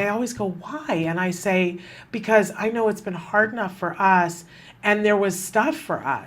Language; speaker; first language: English; native; English